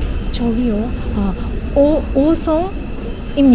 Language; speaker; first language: Korean; non-native, learner; Japanese